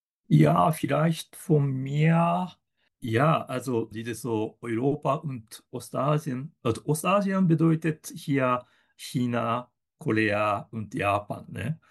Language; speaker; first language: German; non-native, fluent; Japanese